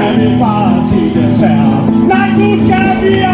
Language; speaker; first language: Danish; native; Danish